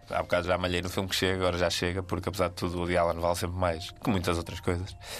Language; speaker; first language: Portuguese; native; Portuguese